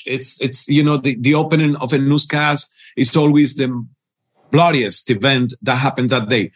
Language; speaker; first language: English; non-native, fluent; Spanish